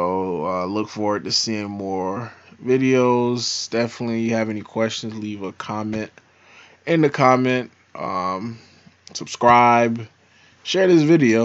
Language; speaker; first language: English; native; English